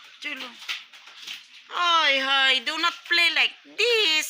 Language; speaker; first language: English; non-native, learner; Hiligaynon